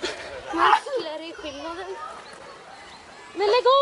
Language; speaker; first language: Swedish; early bilingual, other home language; Achinese